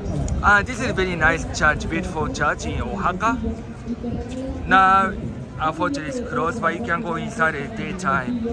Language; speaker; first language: English; non-native, fluent; Japanese